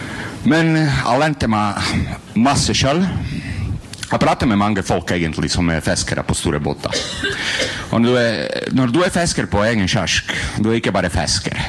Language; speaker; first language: Norwegian; non-native, learner; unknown